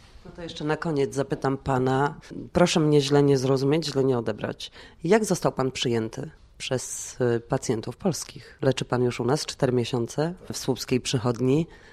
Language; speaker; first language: Polish; native; Polish